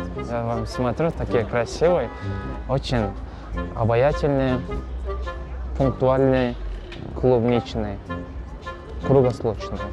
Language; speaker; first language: Russian; non-native, local second language; Kazakh